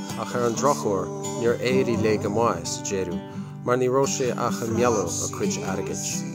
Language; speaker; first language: Irish; non-native, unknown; English